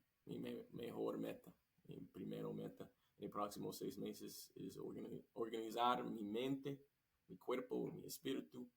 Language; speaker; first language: Spanish; non-native, learner; English